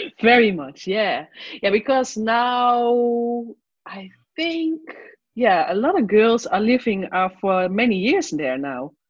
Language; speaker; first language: English; non-native, fluent; Dutch